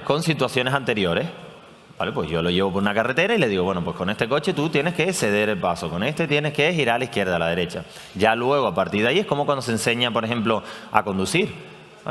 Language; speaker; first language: Spanish; native; Spanish